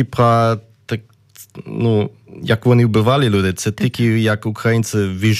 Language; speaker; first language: Ukrainian; non-native, learner; German